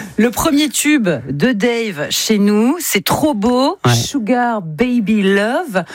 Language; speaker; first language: French; native; French